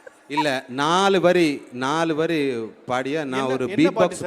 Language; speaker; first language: Tamil; non-native, learner; Malayalam